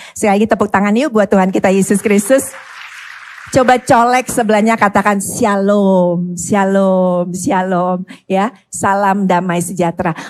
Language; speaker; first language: Indonesian; native; Indonesian